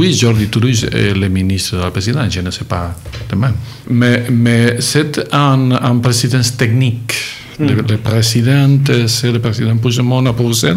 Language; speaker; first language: French; non-native, learner; Catalan